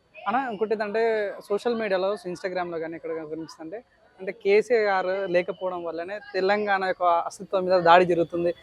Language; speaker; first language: Telugu; native; Telugu